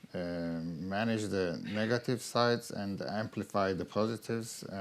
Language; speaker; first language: English; non-native, fluent; Turkish